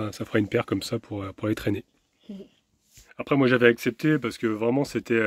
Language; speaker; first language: French; native; French